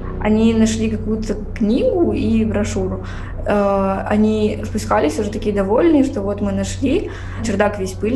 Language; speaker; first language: Russian; native; Russian